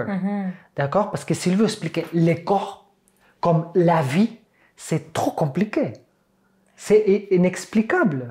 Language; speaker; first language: French; non-native, fluent; Catalan